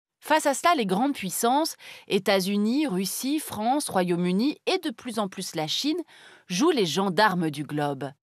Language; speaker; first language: French; native; French